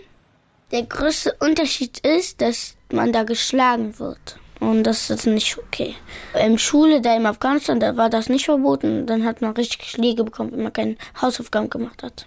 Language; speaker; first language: German; early bilingual, other home language; Pashto